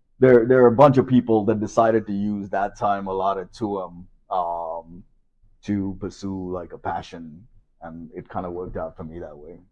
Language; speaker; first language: English; non-native, local second language; Sinhala